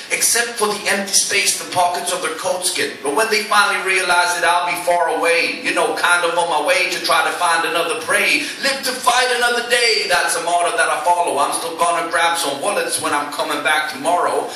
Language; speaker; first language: English; non-native, fluent; Swedish